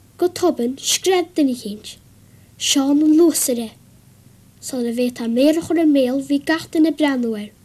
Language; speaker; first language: Irish; native; Irish